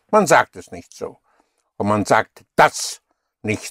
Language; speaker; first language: German; non-native, fluent; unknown